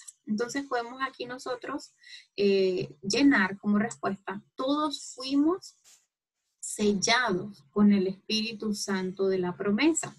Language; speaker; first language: Spanish; native; Spanish